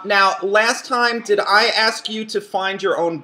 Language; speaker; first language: English; native; English